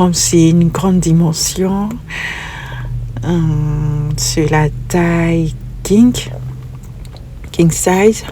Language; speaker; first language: French; non-native, local second language; Lingala